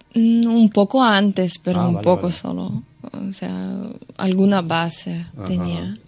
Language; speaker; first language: Spanish; non-native, fluent; Russian